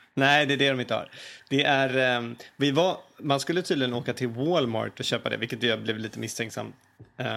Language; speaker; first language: Swedish; native; Swedish